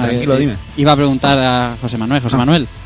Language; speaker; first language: Spanish; native; Spanish